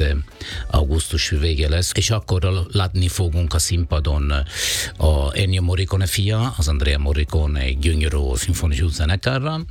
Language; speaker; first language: Hungarian; non-native, fluent; Italian